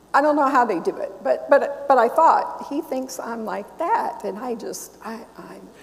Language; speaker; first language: English; native; English